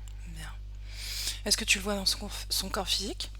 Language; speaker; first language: French; native; French